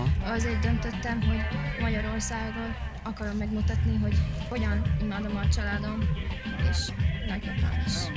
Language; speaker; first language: Hungarian; early bilingual, heritage; English